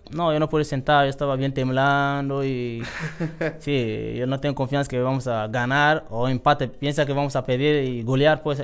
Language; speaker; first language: Spanish; non-native, learner; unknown